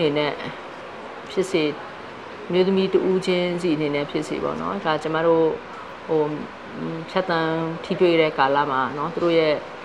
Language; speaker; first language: Burmese; non-native, local second language; S'gaw Karen